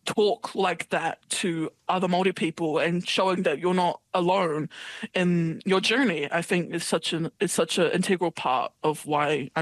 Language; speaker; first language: English; native; English